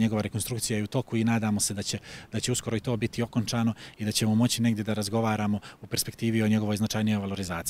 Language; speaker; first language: Croatian; native; Croatian